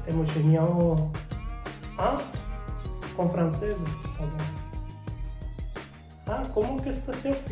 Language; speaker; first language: Portuguese; non-native, learner; Hindi